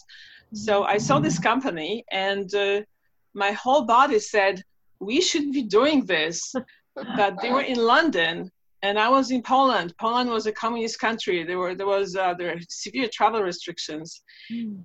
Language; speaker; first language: English; non-native, fluent; Polish